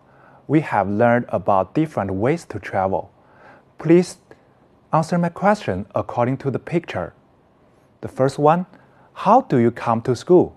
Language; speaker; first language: English; non-native, fluent; Chinese